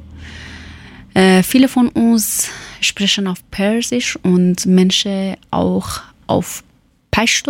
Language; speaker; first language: German; non-native, learner; Persian